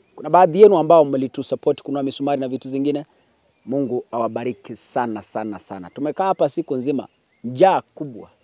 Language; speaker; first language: Swahili; non-native, local second language; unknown